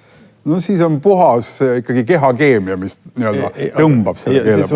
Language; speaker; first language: Estonian; native; Estonian